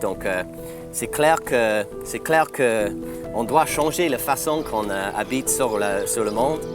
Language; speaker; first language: French; non-native, fluent; English